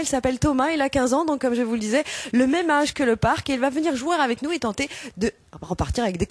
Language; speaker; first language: French; native; French